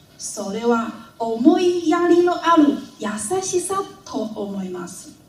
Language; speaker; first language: Japanese; non-native, fluent; Vietnamese